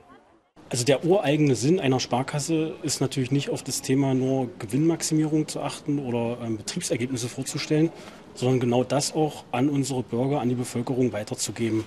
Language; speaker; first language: German; native; German